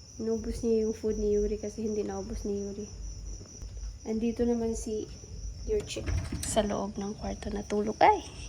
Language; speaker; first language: Filipino; native; Filipino